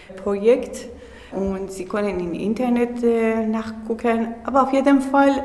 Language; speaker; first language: German; non-native, learner; Persian